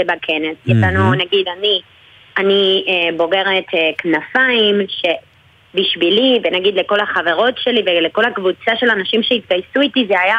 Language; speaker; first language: Hebrew; non-native, fluent; Spanish